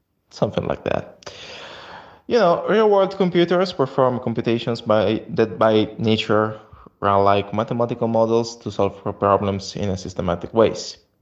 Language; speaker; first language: English; non-native, fluent; Italian